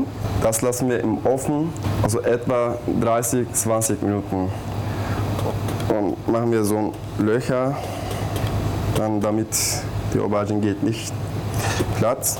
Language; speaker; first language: German; non-native, learner; Turkish